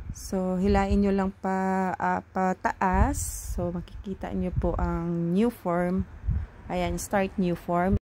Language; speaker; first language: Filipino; native; Filipino